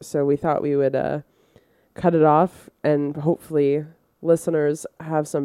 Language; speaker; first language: English; native; English